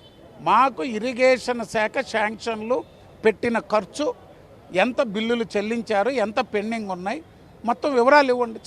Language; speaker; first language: Telugu; native; Telugu